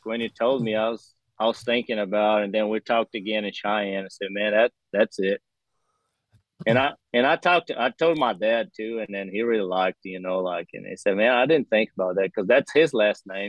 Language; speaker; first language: English; non-native, fluent; Portuguese